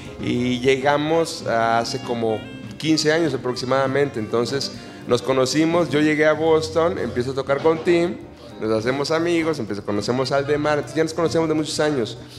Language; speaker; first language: Spanish; native; Spanish